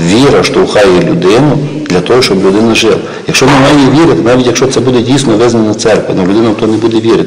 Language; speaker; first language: Ukrainian; native; Ukrainian